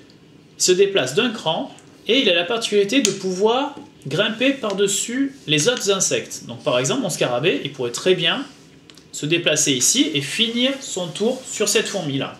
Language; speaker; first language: French; native; French